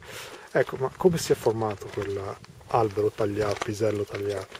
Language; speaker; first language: Italian; early bilingual, other home language; Albanian